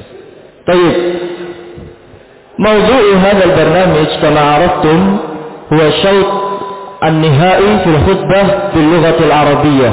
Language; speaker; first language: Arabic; non-native, fluent; Indonesian